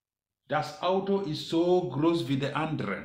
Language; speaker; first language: German; non-native, learner; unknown